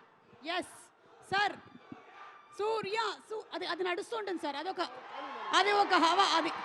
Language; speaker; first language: Telugu; native; Telugu